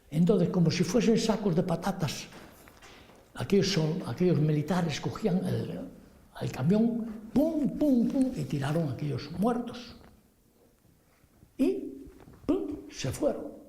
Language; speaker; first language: Spanish; non-native, local second language; Galician